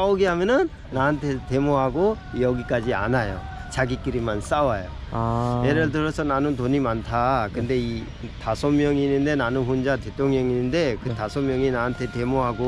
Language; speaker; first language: Korean; non-native, fluent; Hindi